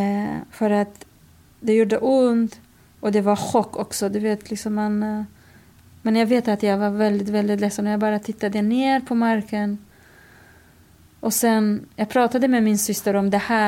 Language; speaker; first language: Swedish; non-native, fluent; Kurdish